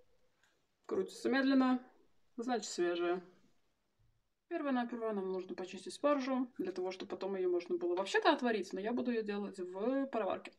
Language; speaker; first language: Russian; native; Russian